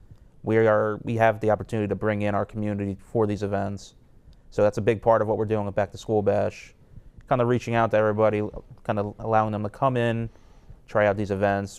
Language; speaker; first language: English; native; English